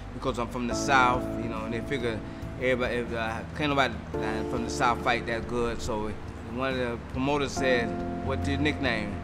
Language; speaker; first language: English; native; English